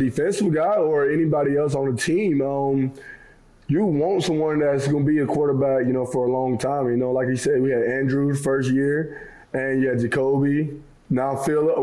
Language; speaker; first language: English; native; English